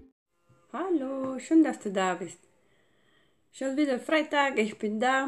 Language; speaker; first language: German; non-native, fluent; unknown